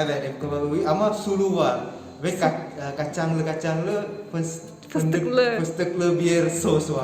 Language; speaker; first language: Turkish; non-native, learner; Indonesian